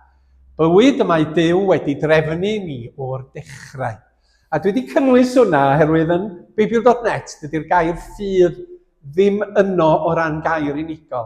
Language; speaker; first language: Welsh; native; Welsh